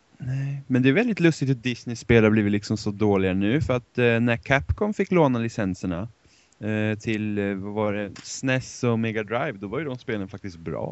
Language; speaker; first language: Swedish; native; Swedish